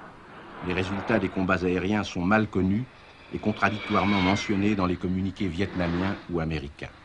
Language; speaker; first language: French; native; French